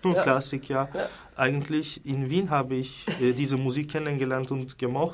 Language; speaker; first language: German; non-native, fluent; Turkish